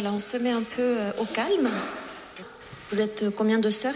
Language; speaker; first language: French; native; French